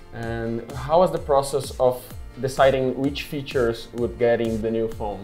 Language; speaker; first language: English; non-native, fluent; Portuguese